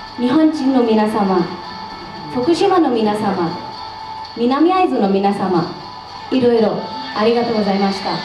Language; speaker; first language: Japanese; non-native, fluent; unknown